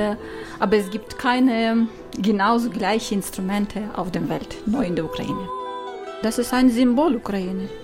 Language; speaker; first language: German; non-native, learner; Ukrainian